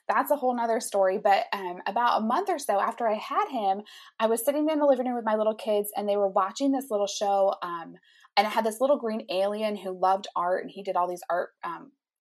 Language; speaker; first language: English; native; English